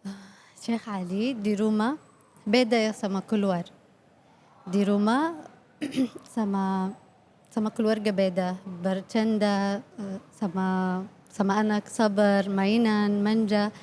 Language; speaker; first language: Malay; non-native, learner; Arabic